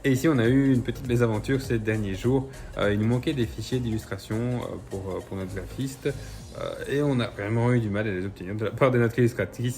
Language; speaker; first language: French; native; French